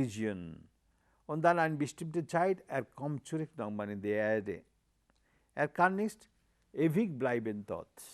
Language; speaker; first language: German; non-native, learner; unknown